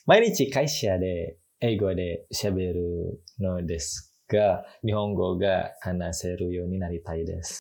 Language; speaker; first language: Japanese; non-native, learner; Indonesian